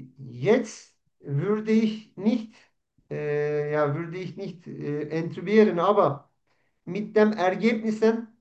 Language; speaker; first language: German; non-native, learner; Turkish